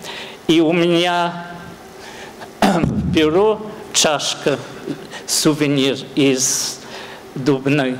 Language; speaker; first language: Russian; non-native, fluent; English